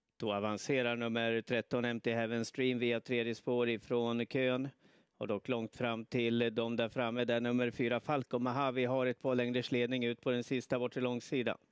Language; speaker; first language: Swedish; native; Swedish